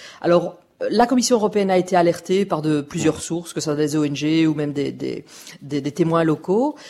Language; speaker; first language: French; native; French